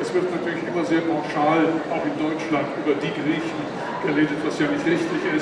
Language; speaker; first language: German; native; German